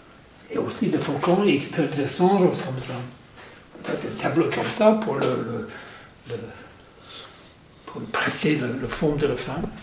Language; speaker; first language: French; non-native, fluent; English